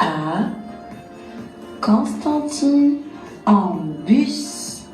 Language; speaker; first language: French; non-native, learner; Arabic